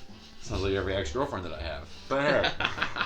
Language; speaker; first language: English; native; English